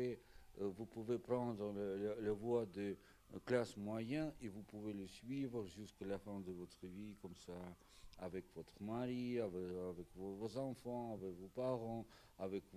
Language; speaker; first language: French; non-native, fluent; Russian